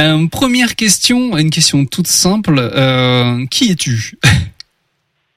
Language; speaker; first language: French; native; French